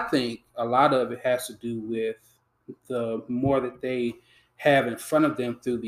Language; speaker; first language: English; native; English